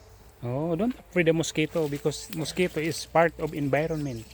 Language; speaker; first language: English; non-native, learner; Filipino